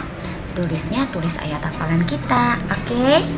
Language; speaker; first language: Indonesian; native; Indonesian